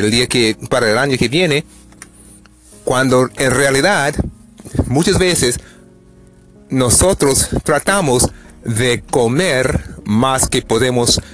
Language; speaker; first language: Spanish; non-native, fluent; English